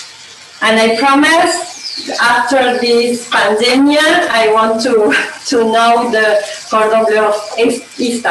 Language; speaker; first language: English; non-native, learner; Spanish